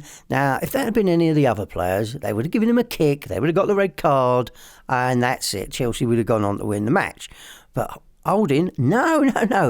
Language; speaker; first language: English; native; English